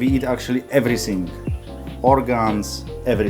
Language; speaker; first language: English; non-native, learner; Czech